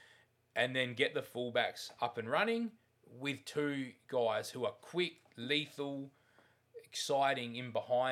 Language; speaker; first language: English; native; English